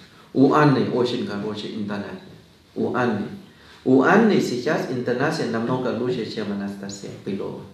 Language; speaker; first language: Russian; non-native, fluent; Thai